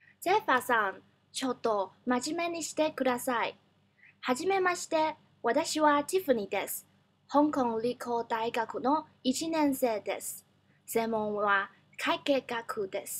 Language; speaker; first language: Japanese; non-native, learner; Cantonese